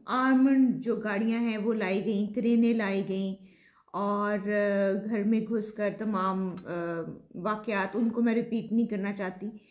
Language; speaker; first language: Urdu; native; Urdu